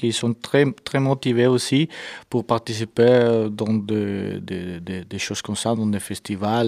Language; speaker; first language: French; non-native, fluent; Spanish